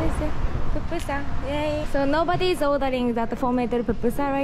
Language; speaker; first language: English; non-native, fluent; Japanese